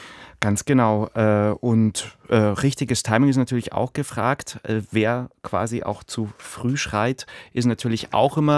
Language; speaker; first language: German; native; German